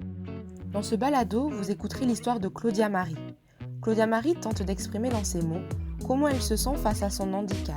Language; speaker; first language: French; native; French